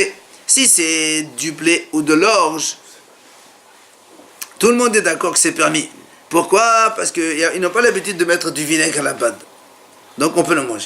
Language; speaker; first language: French; native; French